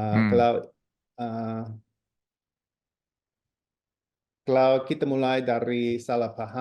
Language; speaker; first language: Indonesian; non-native, fluent; English